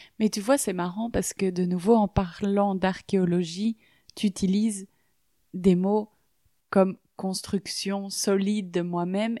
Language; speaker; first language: French; native; French